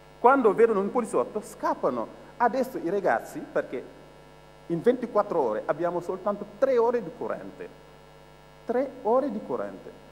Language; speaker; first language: Italian; non-native, fluent; Wolof